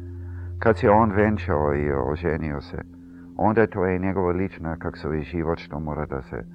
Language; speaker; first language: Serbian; early bilingual, heritage; Serbian